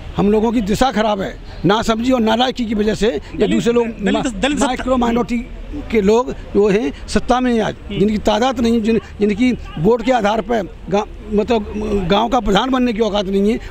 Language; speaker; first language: Hindi; native; Hindi